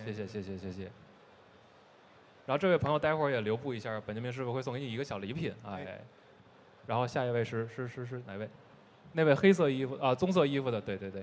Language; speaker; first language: Chinese; native; Chinese